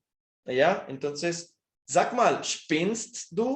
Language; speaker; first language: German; non-native, fluent; Spanish